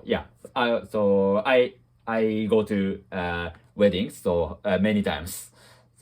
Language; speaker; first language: English; non-native, learner; Japanese